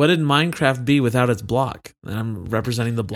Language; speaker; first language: English; native; English